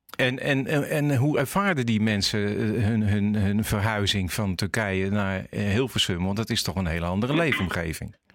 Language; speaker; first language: Dutch; native; Dutch